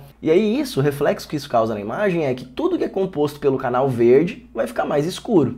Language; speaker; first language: Portuguese; native; Portuguese